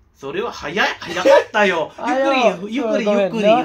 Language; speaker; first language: Japanese; non-native, learner; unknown